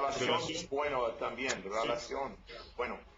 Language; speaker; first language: Spanish; non-native, learner; English